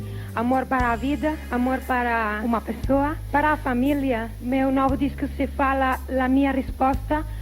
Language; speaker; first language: Portuguese; non-native, learner; Italian